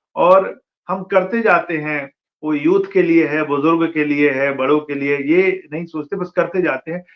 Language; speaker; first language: Hindi; non-native, local second language; Bhojpuri